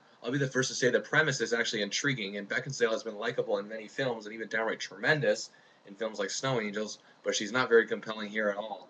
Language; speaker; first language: English; native; English